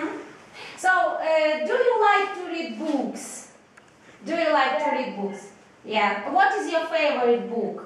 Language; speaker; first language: English; non-native, learner; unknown